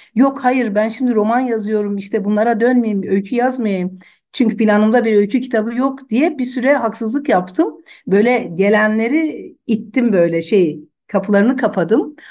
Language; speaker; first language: Turkish; non-native, local second language; Zaza